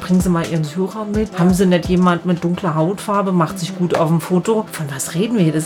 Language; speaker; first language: German; native; German